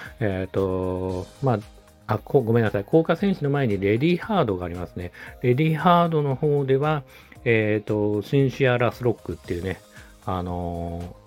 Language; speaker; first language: Japanese; native; Japanese